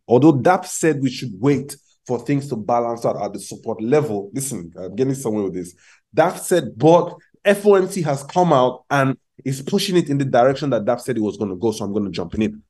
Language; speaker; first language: English; non-native, local second language; Yoruba